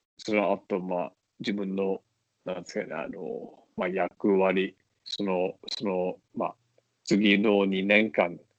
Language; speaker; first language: Japanese; non-native, fluent; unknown